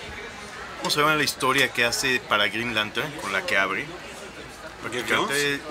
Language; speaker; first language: Spanish; native; Spanish